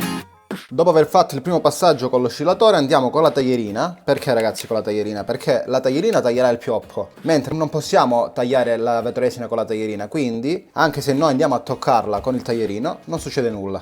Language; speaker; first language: Italian; native; Italian